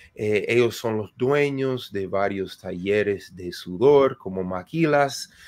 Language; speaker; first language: Spanish; non-native, fluent; English